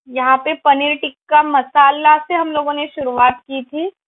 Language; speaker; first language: Hindi; non-native, local second language; Marathi